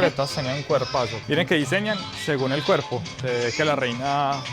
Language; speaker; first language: Spanish; native; Spanish